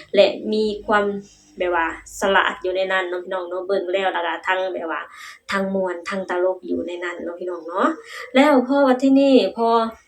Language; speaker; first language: Lao; native; Lao